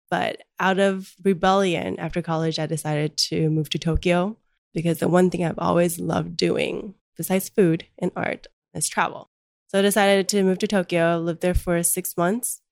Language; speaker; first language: English; early bilingual, other home language; Chinese